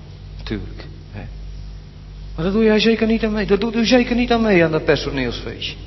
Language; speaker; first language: Dutch; native; Dutch